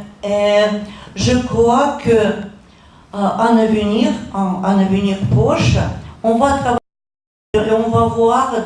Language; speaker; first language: French; non-native, fluent; Russian